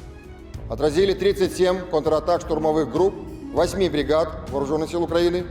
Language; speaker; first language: Russian; native; Russian